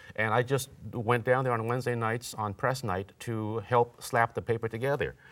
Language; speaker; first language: English; native; English